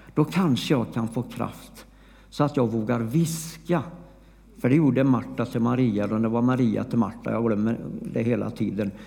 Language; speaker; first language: Swedish; native; Swedish